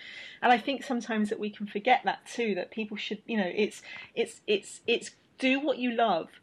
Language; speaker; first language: English; native; English